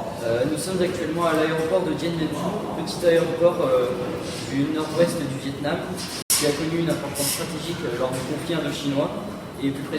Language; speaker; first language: French; native; French